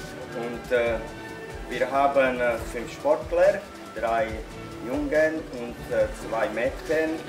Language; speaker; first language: German; non-native, learner; Slovak